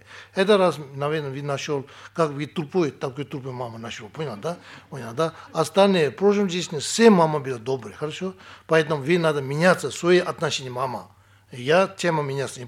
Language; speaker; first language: Russian; non-native, learner; Tibetan